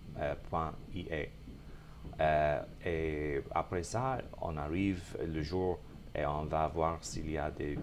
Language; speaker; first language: French; non-native, fluent; English